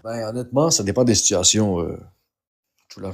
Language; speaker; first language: French; native; French